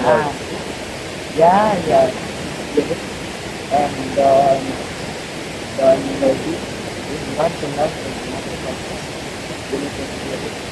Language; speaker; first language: English; non-native, learner; Indonesian